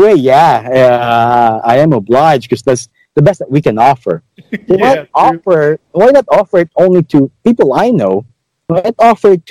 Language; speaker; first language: English; non-native, local second language; Hiligaynon